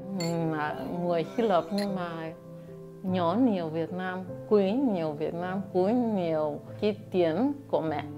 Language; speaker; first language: Vietnamese; early bilingual, heritage; Vietnamese